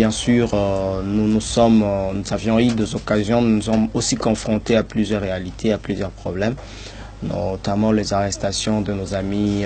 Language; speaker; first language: French; non-native, local second language; Swahili